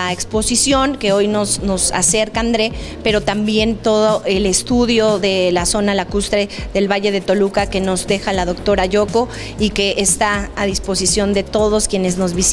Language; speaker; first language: Spanish; native; Spanish